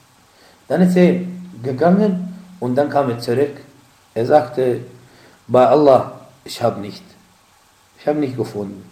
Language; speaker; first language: German; non-native, fluent; Arabic